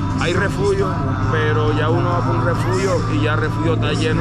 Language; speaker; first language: Spanish; native; Spanish